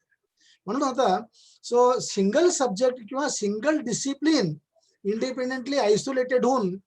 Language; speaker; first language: Marathi; non-native, local second language; Kannada